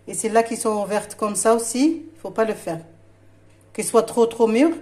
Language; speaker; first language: French; non-native, local second language; Arabic